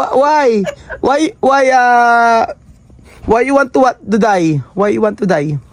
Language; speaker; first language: English; non-native, learner; Filipino